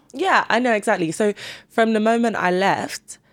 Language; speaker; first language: English; native; English